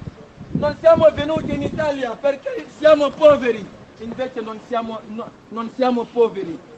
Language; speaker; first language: Italian; non-native, fluent; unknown